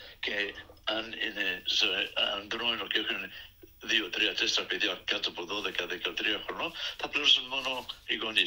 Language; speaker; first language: Greek; early bilingual, heritage; Greek